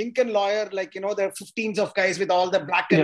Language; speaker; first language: English; non-native, local second language; Tamil